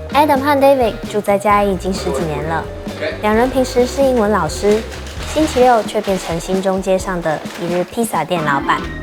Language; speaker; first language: Chinese; native; Chinese